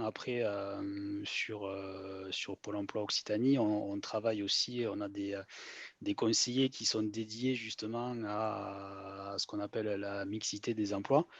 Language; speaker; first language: French; native; French